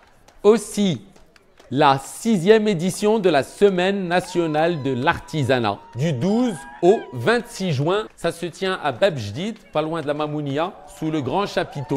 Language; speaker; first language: French; non-native, local second language; Arabic